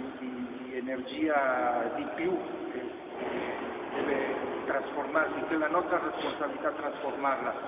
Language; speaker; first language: Italian; non-native, fluent; Spanish